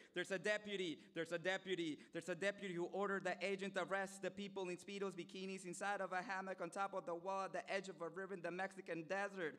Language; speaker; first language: English; early bilingual, other home language; Spanish